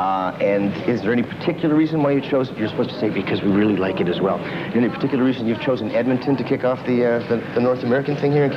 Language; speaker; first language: English; native; English